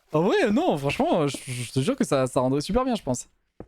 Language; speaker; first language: French; native; French